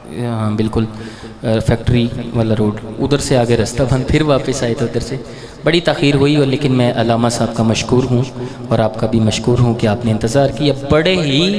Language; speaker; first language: Urdu; non-native, local second language; Punjabi